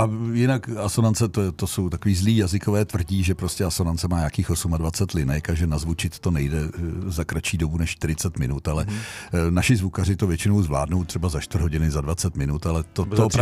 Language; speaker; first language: Czech; native; Czech